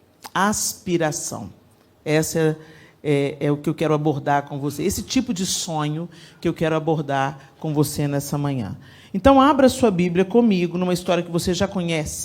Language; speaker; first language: Portuguese; native; Portuguese